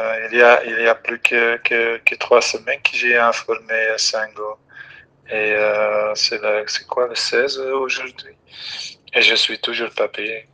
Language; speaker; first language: French; non-native, local second language; Dutch